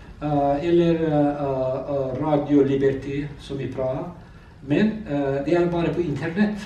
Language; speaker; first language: Norwegian; non-native, learner; Azerbaijani